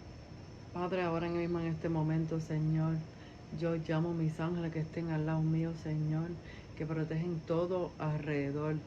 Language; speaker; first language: Spanish; early bilingual, heritage; Spanish